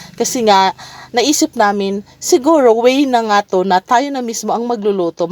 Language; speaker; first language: Filipino; non-native, local second language; Cebuano